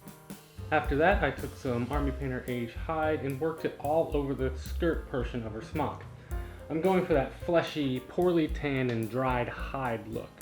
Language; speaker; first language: English; native; English